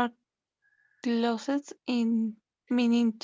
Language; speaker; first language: English; non-native, learner; Spanish